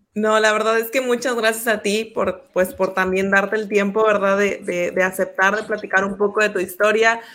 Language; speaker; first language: Spanish; native; Spanish